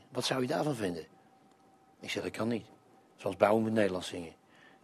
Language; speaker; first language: Dutch; native; Dutch